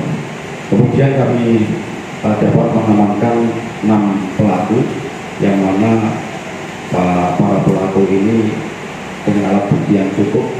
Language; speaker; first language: Indonesian; native; Indonesian